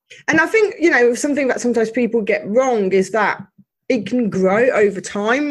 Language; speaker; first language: English; native; English